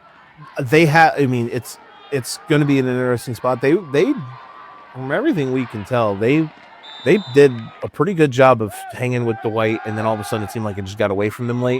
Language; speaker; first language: English; native; English